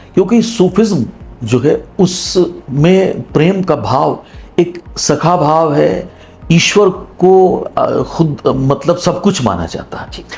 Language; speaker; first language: Hindi; non-native, local second language; Punjabi